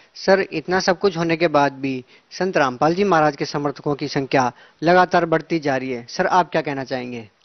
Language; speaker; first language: Hindi; native; Hindi